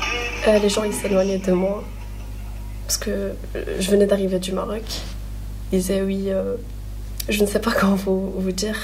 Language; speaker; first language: French; non-native, local second language; Arabic